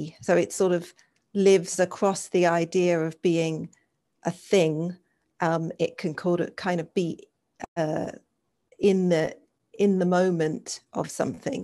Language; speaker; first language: English; native; English